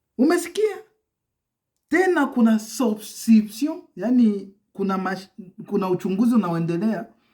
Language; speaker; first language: Swahili; native; Swahili